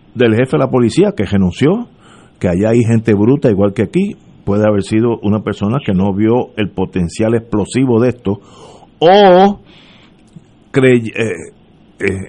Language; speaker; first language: Spanish; early bilingual, heritage; Spanish